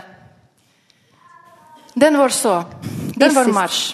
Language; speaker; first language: Swedish; non-native, learner; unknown